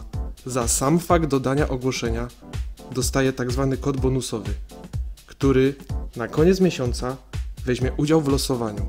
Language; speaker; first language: Polish; native; Polish